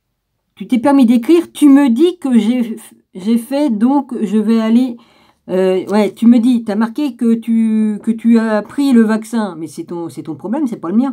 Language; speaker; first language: French; native; French